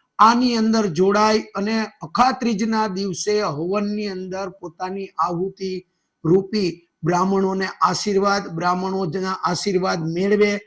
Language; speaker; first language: Gujarati; native; Gujarati